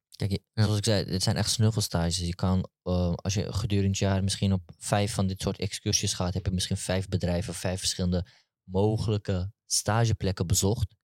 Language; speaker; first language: Dutch; early bilingual, other home language; Turkish